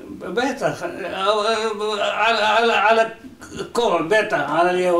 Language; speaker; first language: Hebrew; non-native, fluent; Arabic